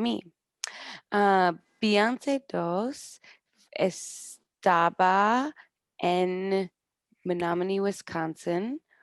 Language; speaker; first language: Spanish; non-native, learner; English